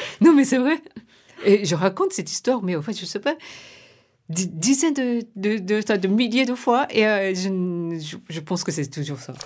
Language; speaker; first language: French; non-native, fluent; Japanese